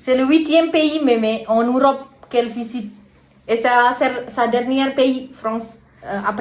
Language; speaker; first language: French; non-native, fluent; Indonesian